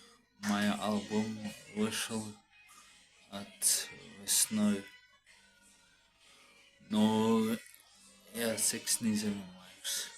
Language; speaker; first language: Russian; non-native, learner; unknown